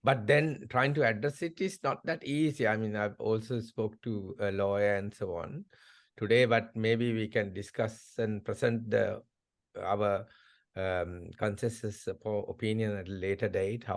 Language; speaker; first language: English; non-native, local second language; Sinhala